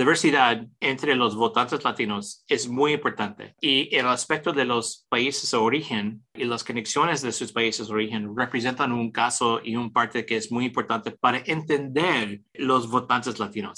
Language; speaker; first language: Spanish; early bilingual, heritage; English